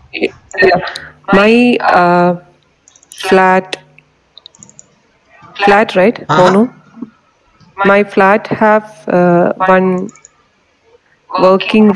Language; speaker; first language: English; non-native, local second language; Hindi